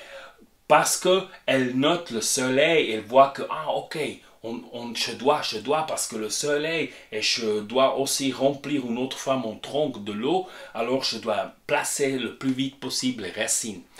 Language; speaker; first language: French; non-native, fluent; Spanish